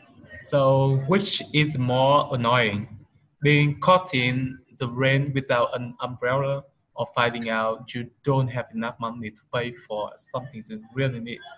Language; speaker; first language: English; non-native, learner; Vietnamese